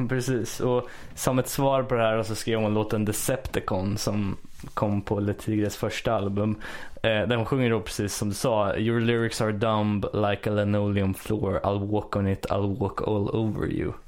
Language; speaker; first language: Swedish; native; Swedish